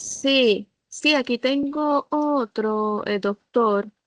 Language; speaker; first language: Spanish; native; Spanish